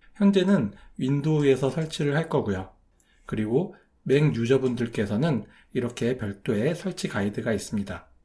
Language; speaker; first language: Korean; native; Korean